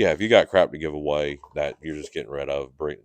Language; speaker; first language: English; native; English